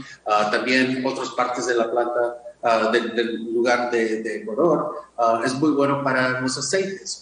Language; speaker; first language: Spanish; non-native, fluent; English